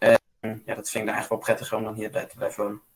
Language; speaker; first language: Dutch; early bilingual, other home language; German